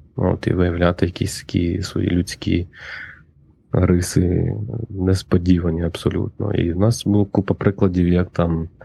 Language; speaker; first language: Ukrainian; native; Ukrainian